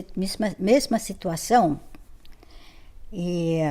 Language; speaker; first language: Portuguese; non-native, fluent; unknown